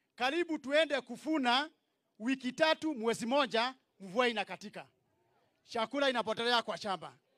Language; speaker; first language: Swahili; non-native, local second language; Kikuyu